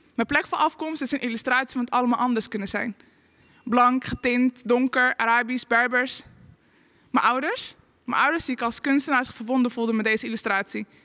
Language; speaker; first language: Dutch; early bilingual, other home language; Arabic